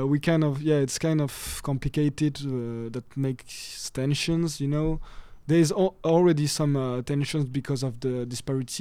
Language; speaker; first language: English; non-native, fluent; French